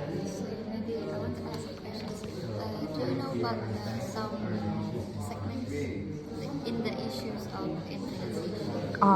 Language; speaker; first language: English; non-native, learner; Indonesian